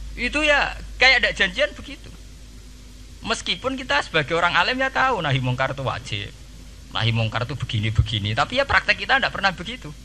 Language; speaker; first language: Indonesian; non-native, local second language; Javanese